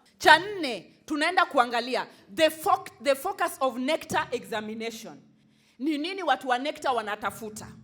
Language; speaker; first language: Swahili; non-native, local second language; Luo (Kenya and Tanzania)